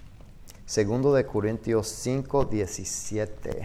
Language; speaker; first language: Spanish; non-native, fluent; English